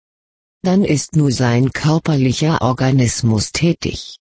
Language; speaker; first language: German; native; German